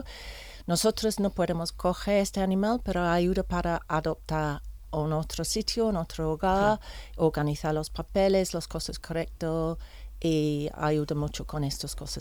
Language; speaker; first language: Spanish; non-native, learner; English